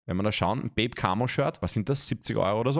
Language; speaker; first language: German; native; German